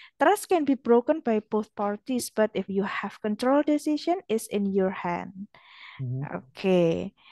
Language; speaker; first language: English; non-native, fluent; Indonesian